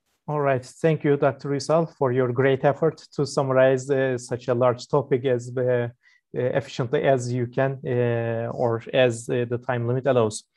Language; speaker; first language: English; non-native, fluent; Turkish